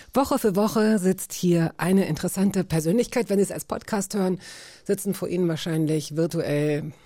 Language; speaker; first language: German; native; German